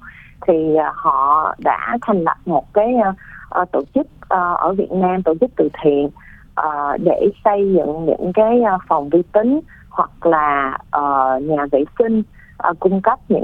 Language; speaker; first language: Vietnamese; early bilingual, heritage; Vietnamese